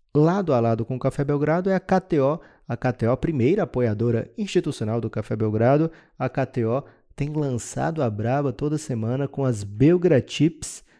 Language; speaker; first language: Portuguese; native; Portuguese